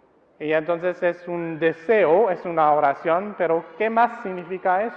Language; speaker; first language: Spanish; non-native, fluent; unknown